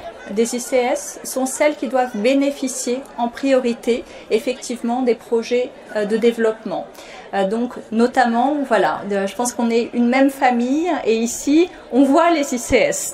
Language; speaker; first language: French; non-native, local second language; Wolof